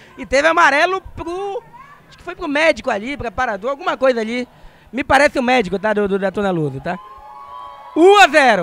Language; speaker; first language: Portuguese; native; Portuguese